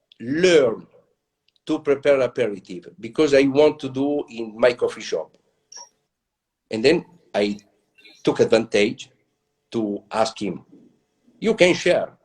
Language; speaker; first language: English; non-native, learner; Italian